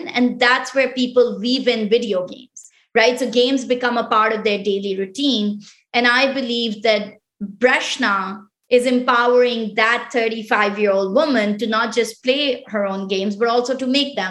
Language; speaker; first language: English; non-native, local second language; Pashto